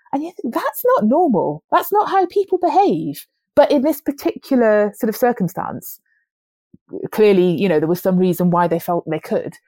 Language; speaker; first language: English; native; English